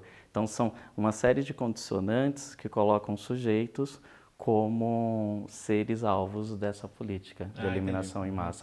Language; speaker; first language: Portuguese; native; Portuguese